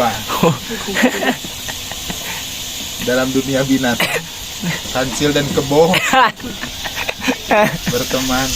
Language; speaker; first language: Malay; non-native, local second language; Sundanese